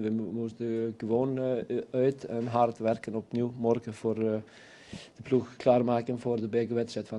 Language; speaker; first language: Dutch; non-native, fluent; Icelandic